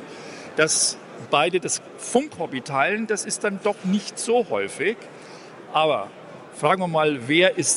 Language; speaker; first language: German; native; German